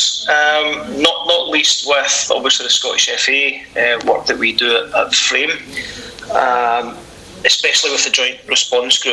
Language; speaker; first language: English; native; English